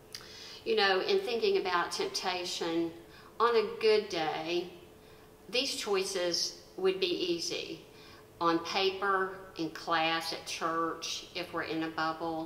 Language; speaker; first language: English; native; English